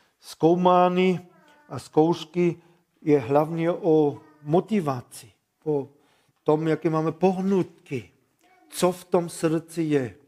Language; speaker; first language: Czech; non-native, fluent; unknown